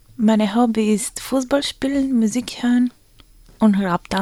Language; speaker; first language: German; non-native, learner; Macedonian